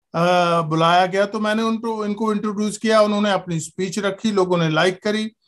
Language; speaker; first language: Hindi; native; Hindi